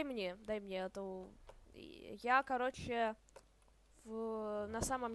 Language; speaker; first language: Russian; native; Russian